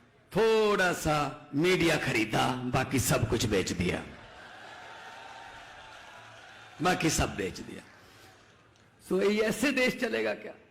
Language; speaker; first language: Hindi; non-native, local second language; Punjabi